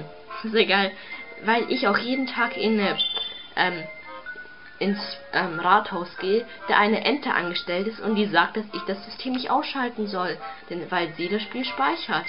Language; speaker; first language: German; native; German